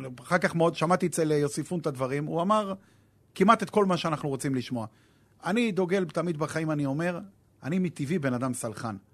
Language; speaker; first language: Hebrew; native; Hebrew